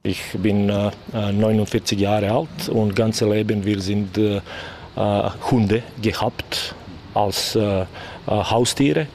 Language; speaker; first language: German; non-native, learner; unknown